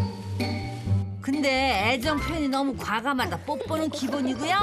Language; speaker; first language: Korean; native; Korean